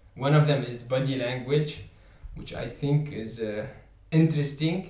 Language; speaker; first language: English; non-native, fluent; Arabic